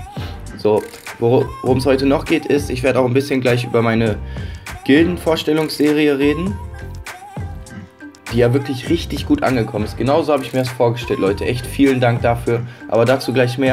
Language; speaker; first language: German; native; German